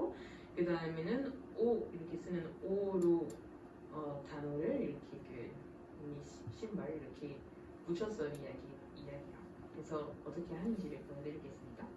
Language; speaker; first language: Korean; non-native, fluent; French